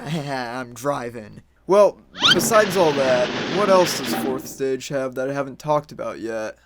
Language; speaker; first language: English; native; English